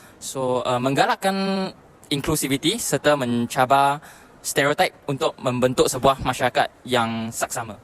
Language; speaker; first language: Malay; non-native, local second language; Chinese